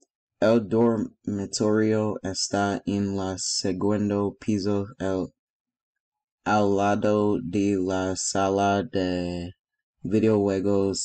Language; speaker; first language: Spanish; non-native, learner; English